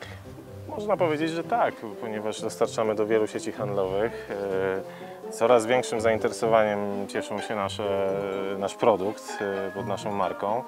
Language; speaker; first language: Polish; native; Polish